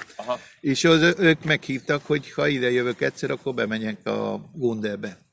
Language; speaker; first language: Hungarian; early bilingual, heritage; Spanish